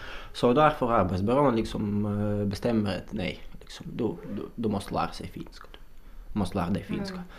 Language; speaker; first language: Swedish; non-native, fluent; Russian